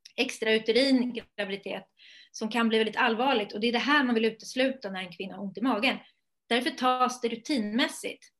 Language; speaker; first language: Swedish; native; Swedish